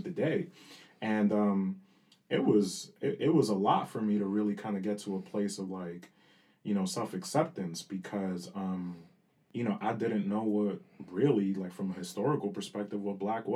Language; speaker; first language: English; early bilingual, other home language; Spanish